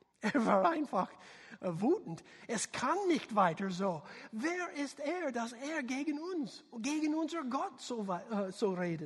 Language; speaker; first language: German; non-native, learner; English